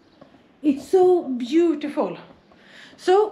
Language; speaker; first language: English; non-native, fluent; Swedish